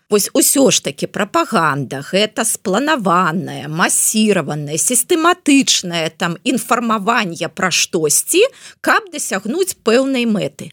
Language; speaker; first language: Belarusian; non-native, local second language; Russian